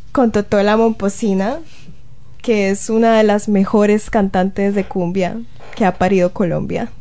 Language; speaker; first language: Spanish; native; Spanish